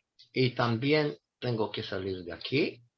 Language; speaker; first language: Spanish; non-native, fluent; Romanian